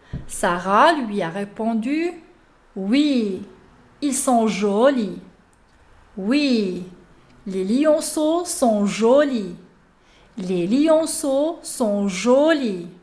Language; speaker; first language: French; non-native, local second language; Arabic